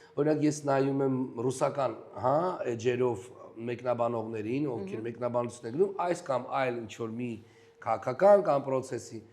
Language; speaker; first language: Armenian; native; Armenian